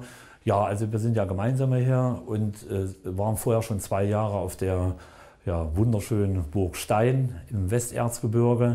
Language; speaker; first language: German; native; German